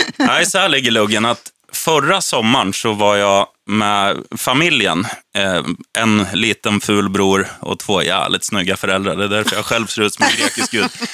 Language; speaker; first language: Swedish; native; Swedish